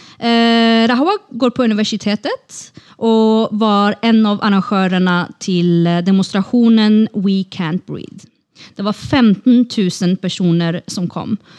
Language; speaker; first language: Norwegian; non-native, fluent; Kurdish